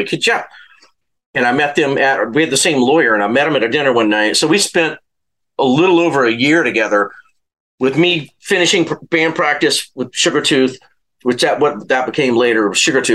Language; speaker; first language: English; native; English